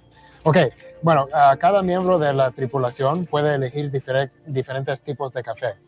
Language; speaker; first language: Spanish; early bilingual, heritage; Spanish